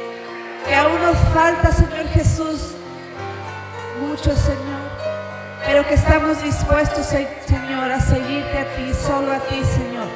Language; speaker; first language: Spanish; native; Spanish